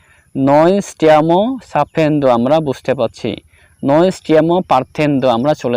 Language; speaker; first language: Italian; non-native, fluent; Bangla